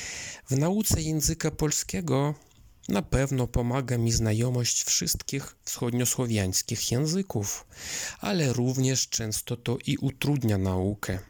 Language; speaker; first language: Polish; non-native, fluent; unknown